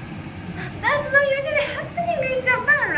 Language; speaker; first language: English; non-native, fluent; Japanese